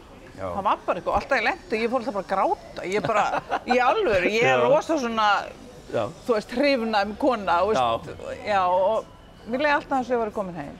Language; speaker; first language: Icelandic; native; Icelandic